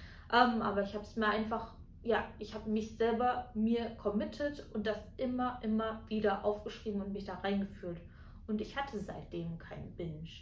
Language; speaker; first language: German; native; German